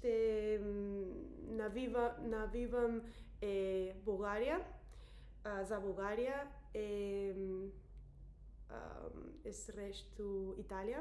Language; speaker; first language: Bulgarian; non-native, learner; Spanish